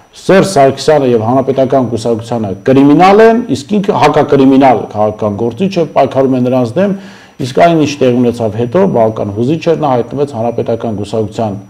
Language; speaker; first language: Armenian; non-native, local second language; Kurdish